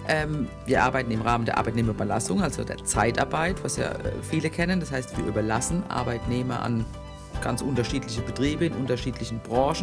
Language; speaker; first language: German; native; German